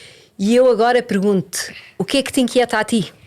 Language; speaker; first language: Portuguese; native; Portuguese